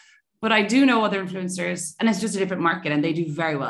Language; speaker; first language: English; native; English